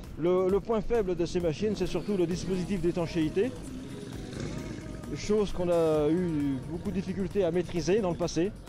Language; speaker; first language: French; native; French